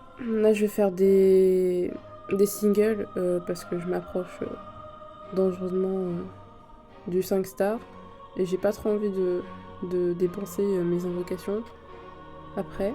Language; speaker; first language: French; native; French